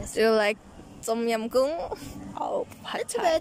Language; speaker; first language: English; non-native, learner; Thai